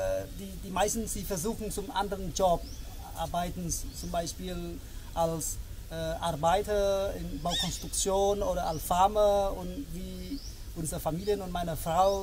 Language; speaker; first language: German; non-native, learner; Khmer